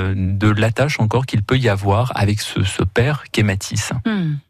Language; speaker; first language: French; native; French